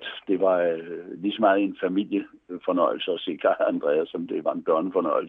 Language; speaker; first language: Danish; native; Danish